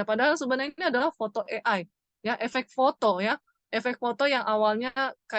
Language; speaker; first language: Indonesian; native; Indonesian